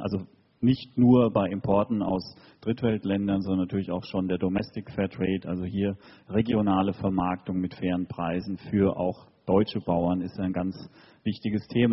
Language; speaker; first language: German; native; German